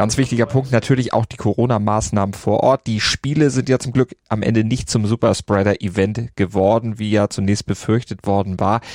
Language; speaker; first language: German; native; German